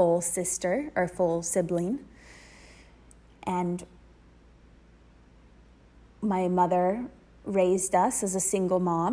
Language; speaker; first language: English; native; English